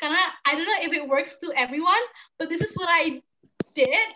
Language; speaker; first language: English; non-native, fluent; Indonesian